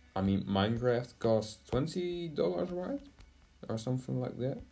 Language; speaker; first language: English; non-native, fluent; Dutch